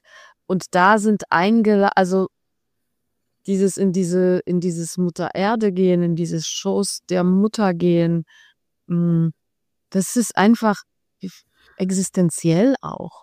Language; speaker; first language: German; non-native, fluent; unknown